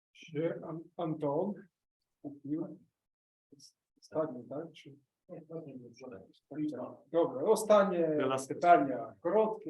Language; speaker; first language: Ukrainian; native; Ukrainian